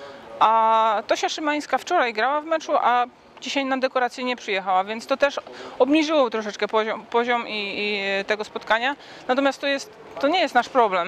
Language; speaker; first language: Polish; native; Polish